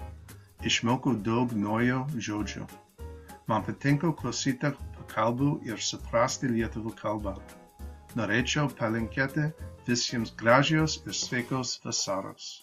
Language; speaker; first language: Lithuanian; early bilingual, heritage; Lithuanian